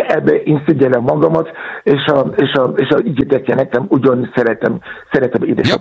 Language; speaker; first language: Hungarian; non-native, fluent; Yoruba